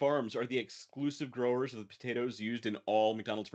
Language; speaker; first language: English; native; English